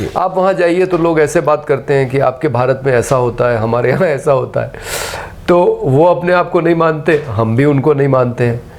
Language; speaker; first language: Hindi; native; Hindi